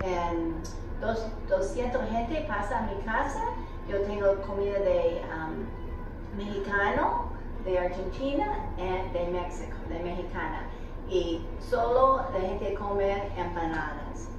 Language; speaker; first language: Spanish; non-native, learner; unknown